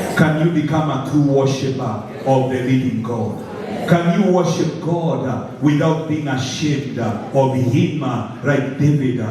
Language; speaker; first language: English; non-native, local second language; Swahili